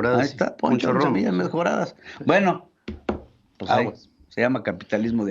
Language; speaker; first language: Spanish; native; Spanish